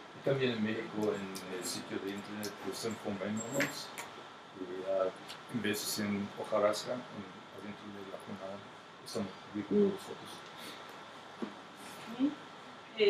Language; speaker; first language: Spanish; non-native, fluent; English